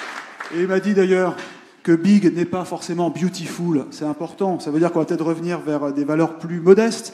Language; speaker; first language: French; native; French